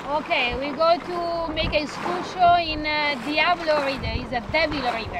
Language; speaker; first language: English; non-native, learner; Italian